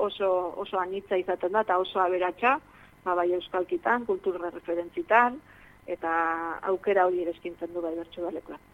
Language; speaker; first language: Basque; native; Basque